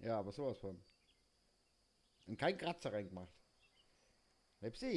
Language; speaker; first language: German; native; German